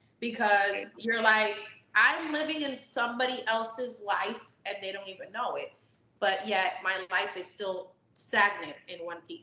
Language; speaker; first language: English; native; English